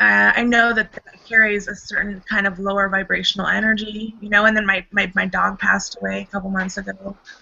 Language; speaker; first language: English; native; English